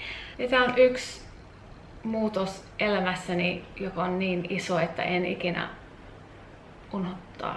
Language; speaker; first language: Finnish; non-native, learner; English